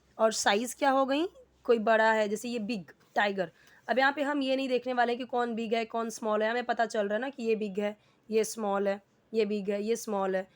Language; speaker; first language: Hindi; native; Hindi